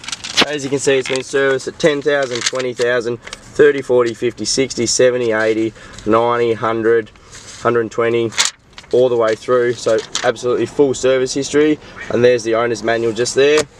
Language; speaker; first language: English; native; English